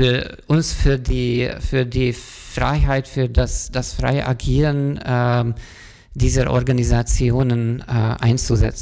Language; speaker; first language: German; non-native, fluent; Hungarian